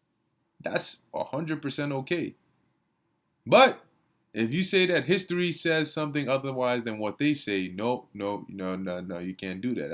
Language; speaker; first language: English; native; English